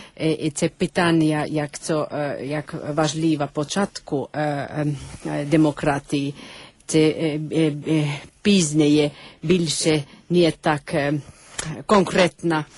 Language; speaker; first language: Ukrainian; non-native, learner; Finnish